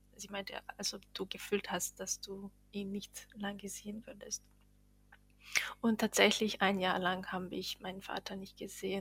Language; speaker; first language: German; non-native, fluent; Bosnian